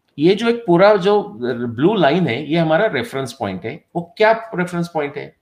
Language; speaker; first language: Hindi; non-native, local second language; Marathi